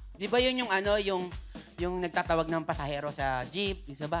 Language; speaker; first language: Filipino; native; Filipino